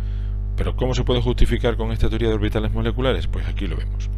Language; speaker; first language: Spanish; native; Spanish